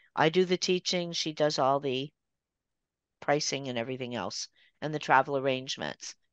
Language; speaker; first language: English; native; English